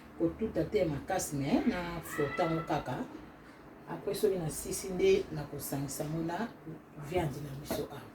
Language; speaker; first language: Lingala; non-native, local second language; Kongo